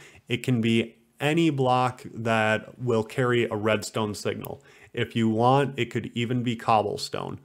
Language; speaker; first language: English; native; English